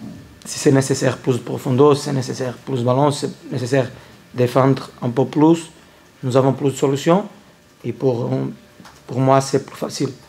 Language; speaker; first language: French; non-native, learner; Portuguese